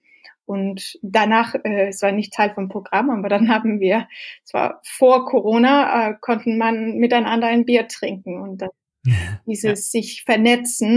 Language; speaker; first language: German; non-native, fluent; Danish